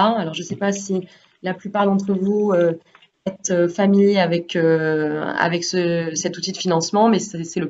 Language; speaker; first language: French; native; French